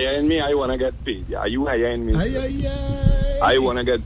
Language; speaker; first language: English; native; English